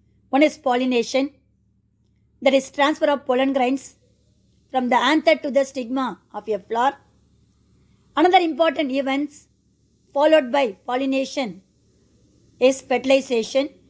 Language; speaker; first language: English; non-native, local second language; Tamil